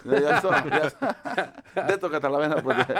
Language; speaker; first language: Greek; non-native, learner; Spanish